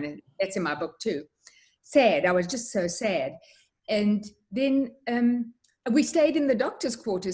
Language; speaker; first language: English; native; English